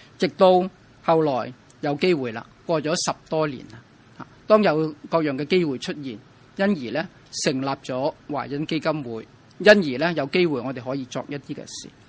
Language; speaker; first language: Chinese; non-native, local second language; Cantonese